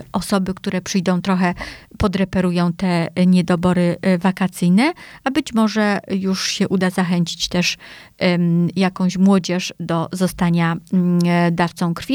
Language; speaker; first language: Polish; native; Polish